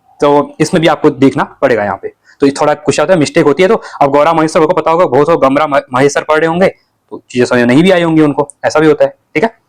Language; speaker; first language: Hindi; native; Hindi